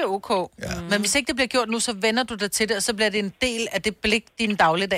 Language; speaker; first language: Danish; native; Danish